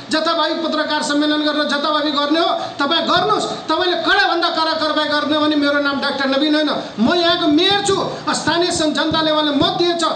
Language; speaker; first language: Nepali; non-native, local second language; Maithili